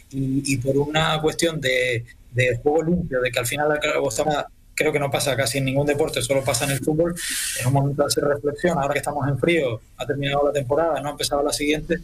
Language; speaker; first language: Spanish; native; Spanish